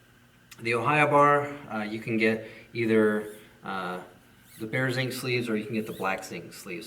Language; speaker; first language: English; native; English